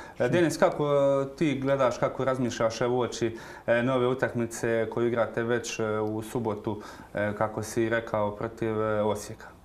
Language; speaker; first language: Croatian; native; Croatian